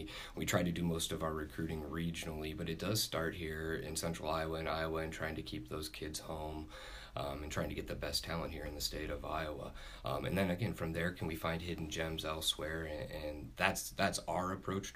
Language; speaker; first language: English; native; English